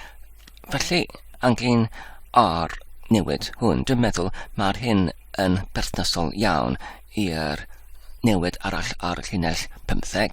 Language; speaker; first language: Welsh; non-native, learner; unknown